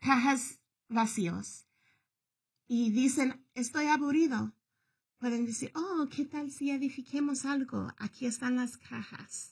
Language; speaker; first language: Spanish; early bilingual, heritage; Spanish